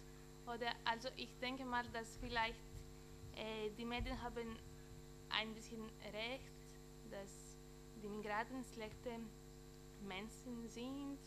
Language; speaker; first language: German; non-native, learner; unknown